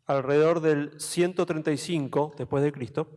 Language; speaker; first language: Spanish; native; Spanish